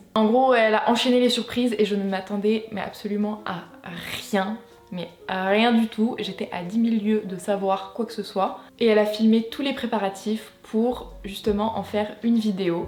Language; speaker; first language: French; native; French